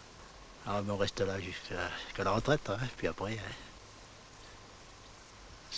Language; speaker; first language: French; native; French